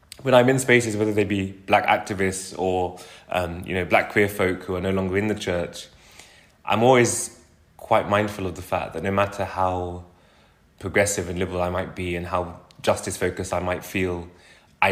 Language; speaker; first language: English; native; English